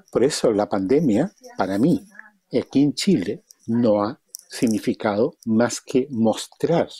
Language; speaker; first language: Spanish; native; Spanish